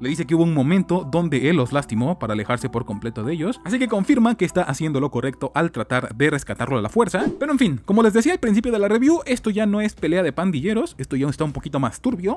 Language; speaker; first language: Spanish; native; Spanish